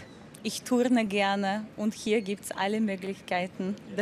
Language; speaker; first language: German; non-native, fluent; Russian